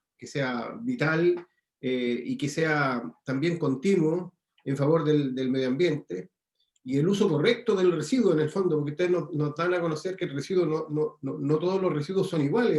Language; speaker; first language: Spanish; native; Spanish